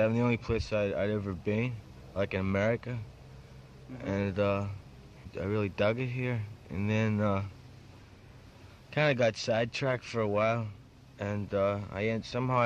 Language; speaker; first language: English; native; English